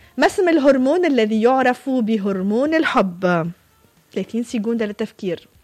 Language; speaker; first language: Arabic; native; Arabic